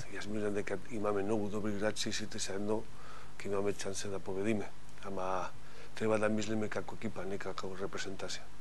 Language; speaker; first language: Macedonian; non-native, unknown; Spanish